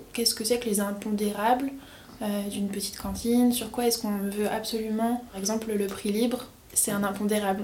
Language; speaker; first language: French; native; French